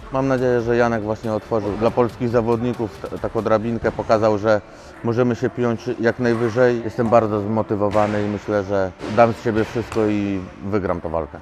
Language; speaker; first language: Polish; native; Polish